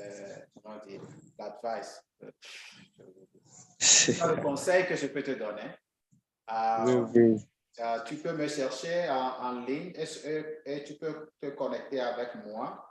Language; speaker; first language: French; non-native, local second language; Ewe